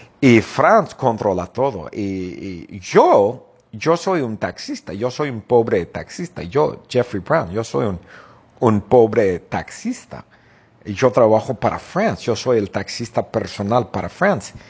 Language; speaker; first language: Spanish; non-native, fluent; English